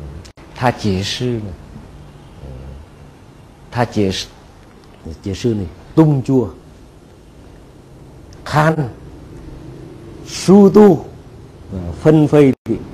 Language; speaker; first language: Chinese; non-native, learner; Vietnamese